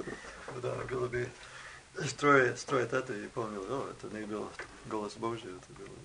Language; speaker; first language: Russian; non-native, fluent; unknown